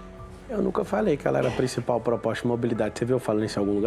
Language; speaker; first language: Portuguese; native; Portuguese